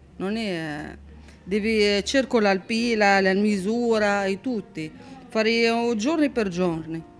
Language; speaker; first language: Italian; non-native, learner; Arabic